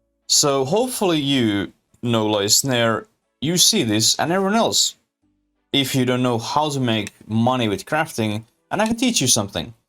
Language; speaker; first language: English; non-native, learner; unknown